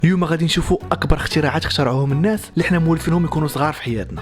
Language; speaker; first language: Arabic; native; Arabic